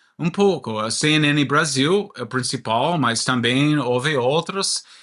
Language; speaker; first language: Portuguese; non-native, learner; English